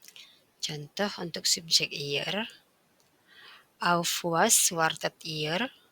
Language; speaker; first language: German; non-native, fluent; Indonesian